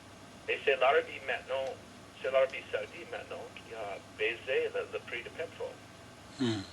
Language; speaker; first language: French; non-native, learner; English